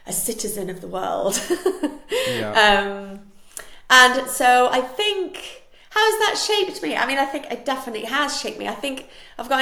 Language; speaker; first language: English; non-native, fluent; Spanish